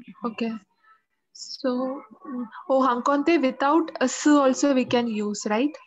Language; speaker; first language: English; non-native, learner; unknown